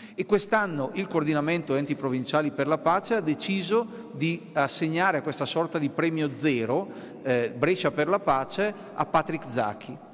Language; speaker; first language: Italian; native; Italian